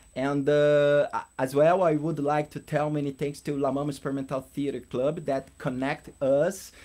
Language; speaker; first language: English; non-native, learner; Portuguese